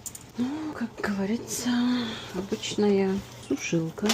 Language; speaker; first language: Russian; non-native, local second language; Tajik